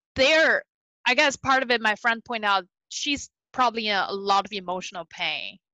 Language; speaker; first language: English; non-native, fluent; Chinese